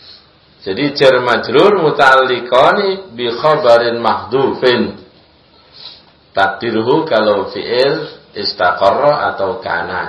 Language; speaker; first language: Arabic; non-native, fluent; Indonesian